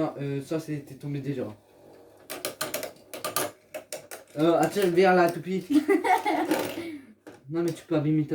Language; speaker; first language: French; native; French